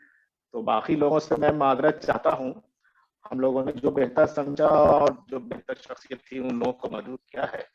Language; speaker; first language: Urdu; native; Urdu